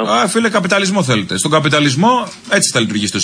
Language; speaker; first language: Greek; native; Greek